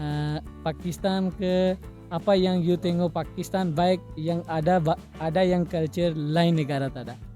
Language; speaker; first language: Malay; non-native, learner; Urdu